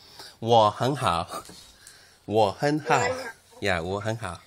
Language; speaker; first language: Chinese; non-native, learner; English